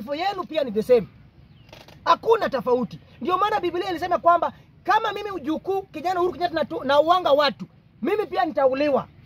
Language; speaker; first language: Swahili; non-native, local second language; Luo (Kenya and Tanzania)